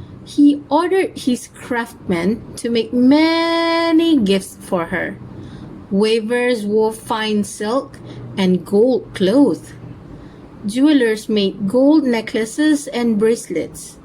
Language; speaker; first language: English; non-native, local second language; Malay